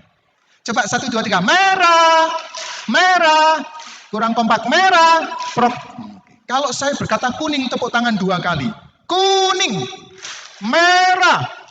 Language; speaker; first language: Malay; non-native, local second language; Javanese